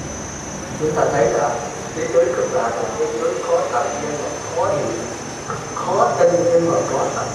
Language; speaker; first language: Vietnamese; native; Vietnamese